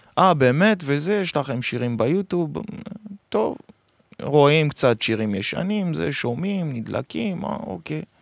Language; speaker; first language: Hebrew; early bilingual, other home language; French